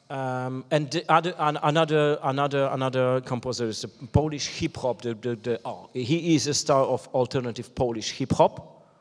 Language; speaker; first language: English; non-native, fluent; Polish